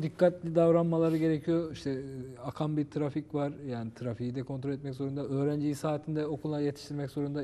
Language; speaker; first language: Turkish; native; Turkish